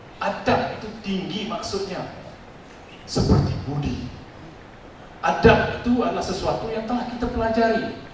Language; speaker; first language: Malay; non-native, local second language; Tamil